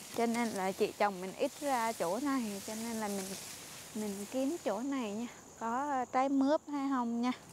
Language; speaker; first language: Vietnamese; non-native, fluent; Jarai